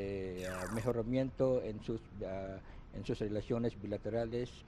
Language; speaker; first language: Spanish; non-native, learner; Filipino